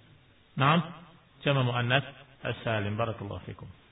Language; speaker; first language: Arabic; non-native, fluent; Indonesian